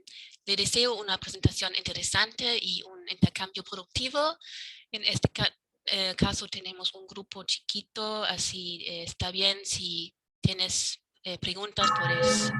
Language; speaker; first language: Spanish; non-native, fluent; German